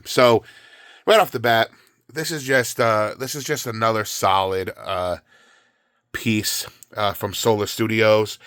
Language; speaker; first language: English; native; English